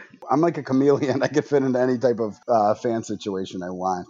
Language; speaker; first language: English; native; English